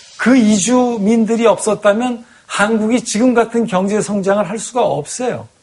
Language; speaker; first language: Korean; native; Korean